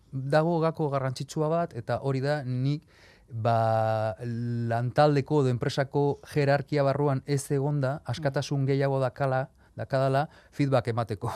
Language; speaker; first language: Basque; non-native, local second language; Spanish